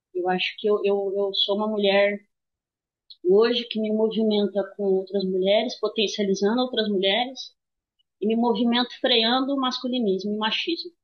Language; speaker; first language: Portuguese; native; Portuguese